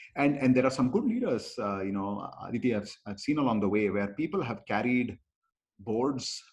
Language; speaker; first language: English; non-native, local second language; Kannada